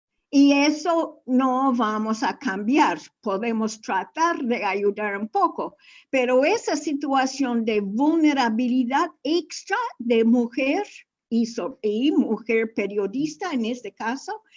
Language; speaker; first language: Spanish; non-native, fluent; English